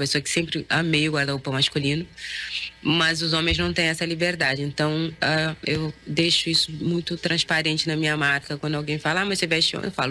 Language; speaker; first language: Portuguese; non-native, local second language; Kabuverdianu